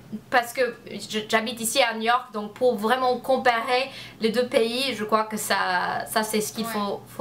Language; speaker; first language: French; non-native, learner; English